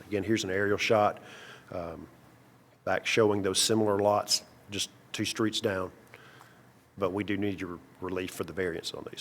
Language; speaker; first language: English; native; English